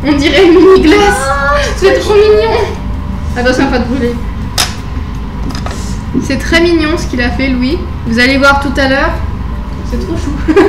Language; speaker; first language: French; native; French